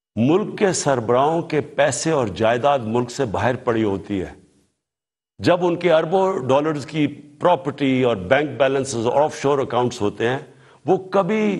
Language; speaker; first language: Urdu; native; Urdu